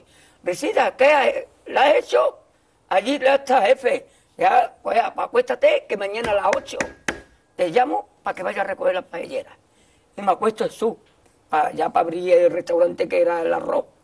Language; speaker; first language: Spanish; native; Spanish